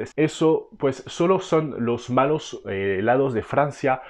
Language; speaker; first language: Spanish; non-native, fluent; French